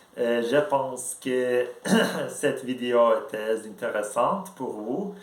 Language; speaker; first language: French; non-native, learner; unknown